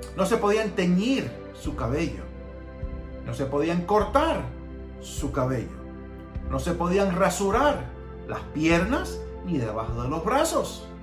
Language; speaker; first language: Spanish; early bilingual, heritage; Spanish